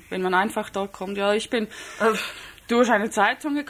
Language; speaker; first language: German; non-native, fluent; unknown